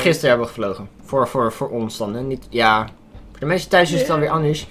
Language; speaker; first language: Dutch; native; Dutch